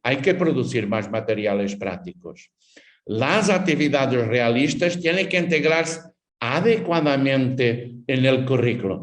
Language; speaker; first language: Spanish; non-native, fluent; Portuguese